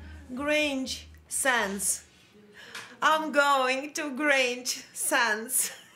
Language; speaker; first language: English; non-native, learner; Romanian